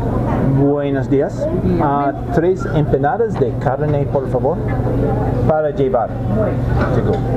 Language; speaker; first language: Spanish; non-native, learner; English